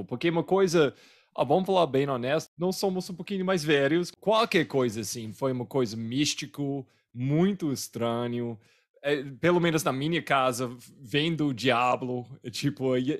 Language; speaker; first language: Portuguese; non-native, fluent; English